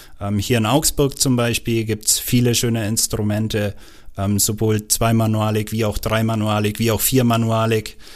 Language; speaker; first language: German; native; German